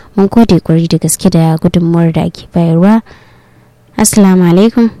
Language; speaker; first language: Hausa; native; Hausa